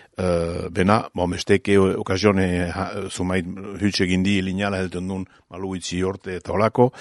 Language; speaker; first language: Basque; native; Basque